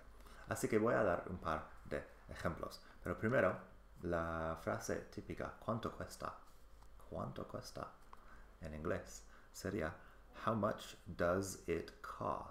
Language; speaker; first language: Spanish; non-native, fluent; English